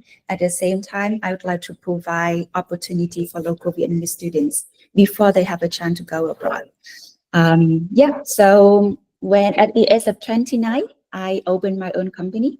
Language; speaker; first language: English; non-native, fluent; Vietnamese